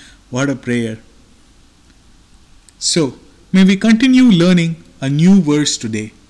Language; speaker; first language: English; non-native, local second language; Tamil